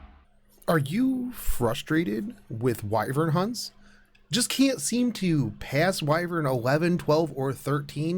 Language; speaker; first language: English; native; English